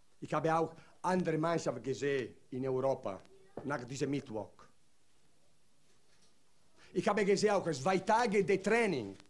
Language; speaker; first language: German; non-native, learner; Italian